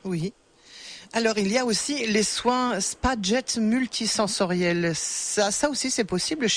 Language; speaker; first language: French; native; French